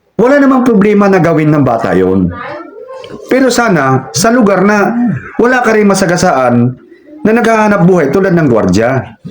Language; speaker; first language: Filipino; non-native, local second language; Cebuano